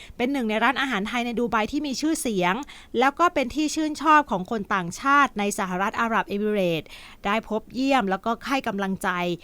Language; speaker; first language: Thai; native; Thai